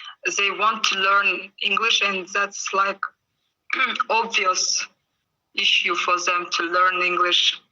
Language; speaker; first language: English; non-native, learner; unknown